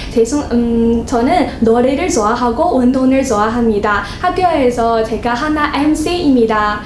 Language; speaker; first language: Korean; non-native, learner; Chinese